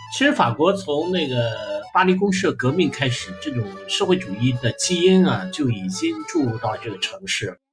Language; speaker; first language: Chinese; native; Chinese